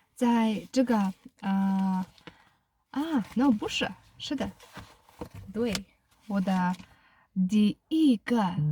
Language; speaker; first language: Chinese; non-native, learner; Kazakh